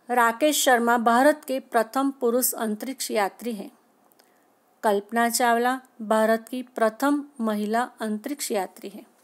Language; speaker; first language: Hindi; non-native, local second language; Gujarati